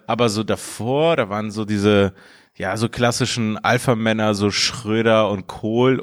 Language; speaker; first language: German; early bilingual, other home language; Persian